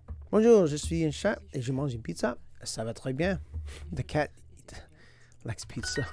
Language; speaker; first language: French; non-native, learner; English